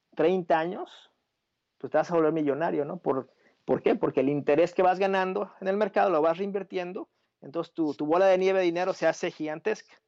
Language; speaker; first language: Spanish; native; Spanish